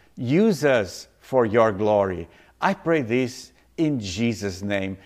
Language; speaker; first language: English; non-native, fluent; Portuguese